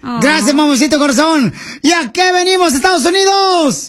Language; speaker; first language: Spanish; native; Spanish